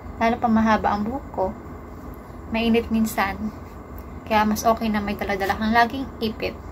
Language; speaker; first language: Filipino; non-native, local second language; Bikol